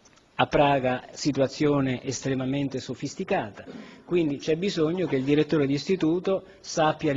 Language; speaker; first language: Italian; native; Italian